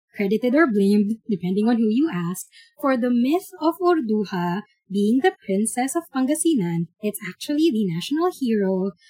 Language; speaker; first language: English; non-native, local second language; Filipino